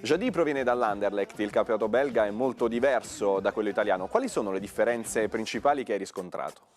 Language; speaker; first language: Italian; native; Italian